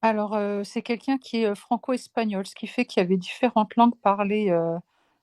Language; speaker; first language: French; native; French